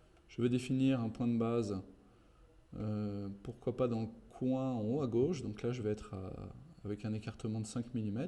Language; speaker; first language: French; native; French